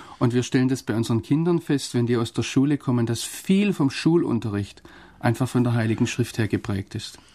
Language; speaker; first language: German; native; German